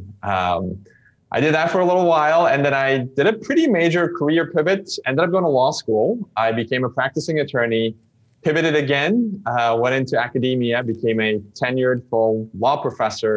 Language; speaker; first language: English; non-native, fluent; Turkish